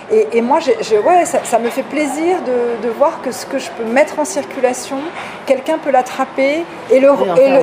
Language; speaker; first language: French; native; French